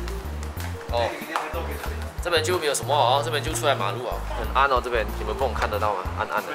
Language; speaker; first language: Chinese; native; Chinese